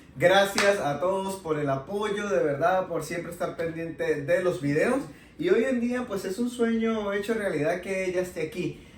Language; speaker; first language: Spanish; native; Spanish